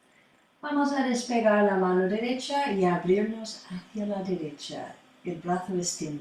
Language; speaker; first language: Spanish; non-native, fluent; English